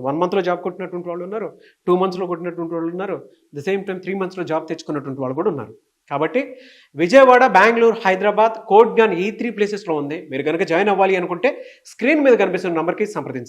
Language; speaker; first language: Telugu; native; Telugu